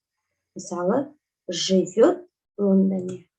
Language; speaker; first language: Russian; non-native, local second language; Kazakh